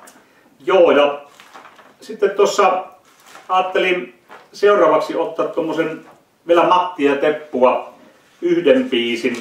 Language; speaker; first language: Finnish; native; Finnish